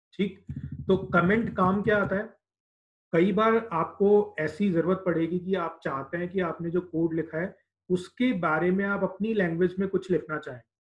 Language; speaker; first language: Hindi; native; Hindi